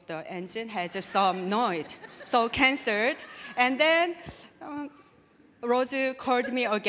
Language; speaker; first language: English; non-native, learner; Korean